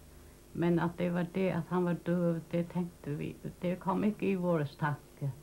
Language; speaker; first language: Danish; non-native, local second language; Faroese